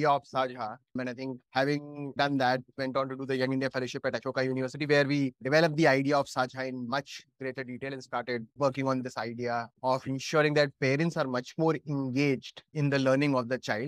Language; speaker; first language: English; non-native, local second language; Hindi